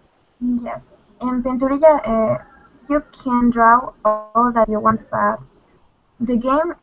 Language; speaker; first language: English; non-native, learner; Spanish